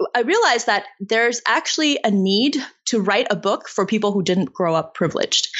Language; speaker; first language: English; non-native, fluent; Chinese